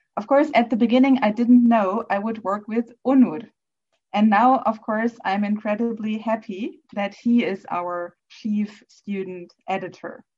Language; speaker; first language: English; non-native, fluent; German